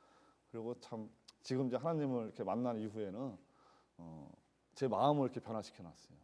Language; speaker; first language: Korean; native; Korean